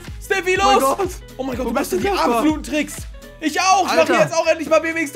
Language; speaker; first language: German; native; German